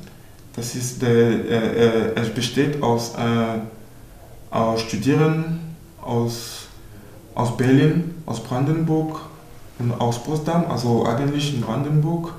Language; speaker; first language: German; non-native, fluent; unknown